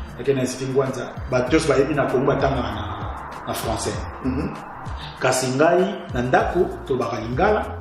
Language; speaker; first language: Lingala; native; Lingala